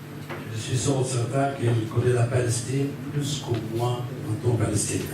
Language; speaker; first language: French; non-native, fluent; Arabic